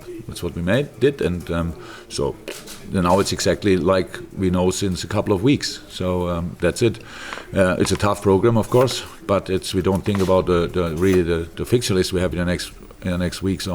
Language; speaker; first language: English; non-native, fluent; German